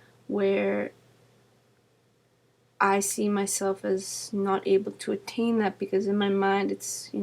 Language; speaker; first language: English; native; English